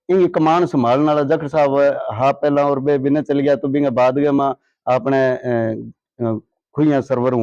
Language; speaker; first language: Hindi; native; Hindi